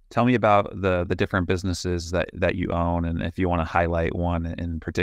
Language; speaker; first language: English; native; English